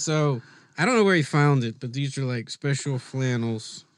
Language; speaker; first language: English; native; English